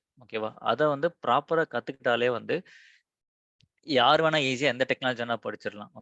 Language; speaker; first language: Tamil; native; Tamil